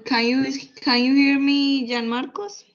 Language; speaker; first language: English; non-native, fluent; Spanish